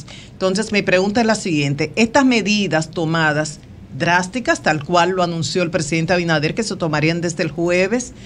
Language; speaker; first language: Spanish; native; Spanish